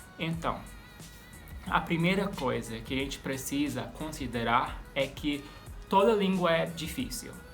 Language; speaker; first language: Portuguese; non-native, fluent; English